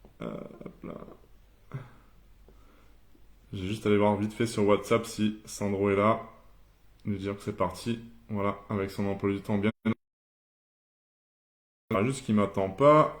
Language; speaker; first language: French; native; French